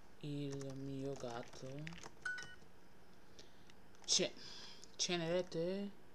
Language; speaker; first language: Italian; non-native, learner; English